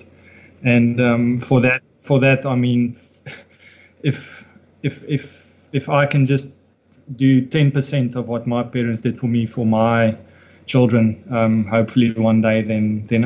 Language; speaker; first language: English; non-native, local second language; Afrikaans